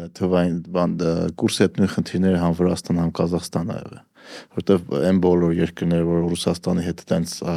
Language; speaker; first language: Armenian; native; Armenian